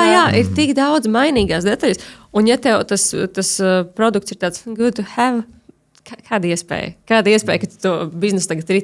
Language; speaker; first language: Latvian; native; Latvian